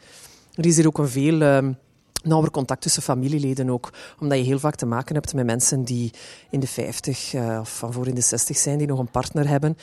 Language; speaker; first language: Dutch; native; Dutch